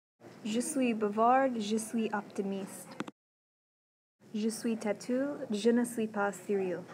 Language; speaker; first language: French; non-native, learner; English